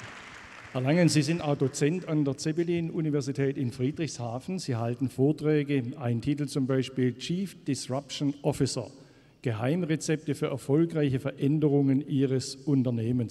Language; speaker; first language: German; native; German